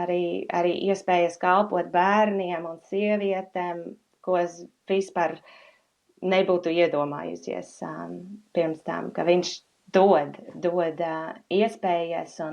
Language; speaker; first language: Latvian; non-native, fluent; English